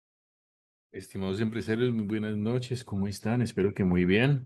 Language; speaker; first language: Spanish; native; Spanish